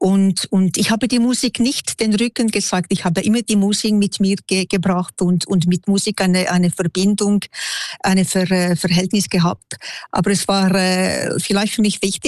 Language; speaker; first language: German; non-native, local second language; French